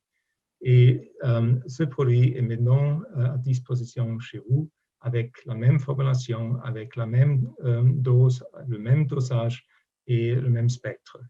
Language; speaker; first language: French; non-native, fluent; German